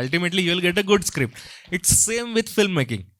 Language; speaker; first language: Hindi; non-native, local second language; Marathi